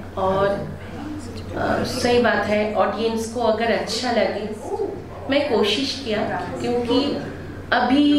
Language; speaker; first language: Hindi; non-native, local second language; Bangla